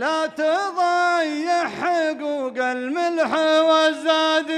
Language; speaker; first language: Arabic; native; Arabic